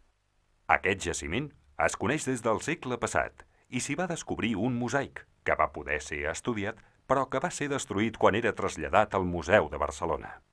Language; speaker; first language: Catalan; native; Catalan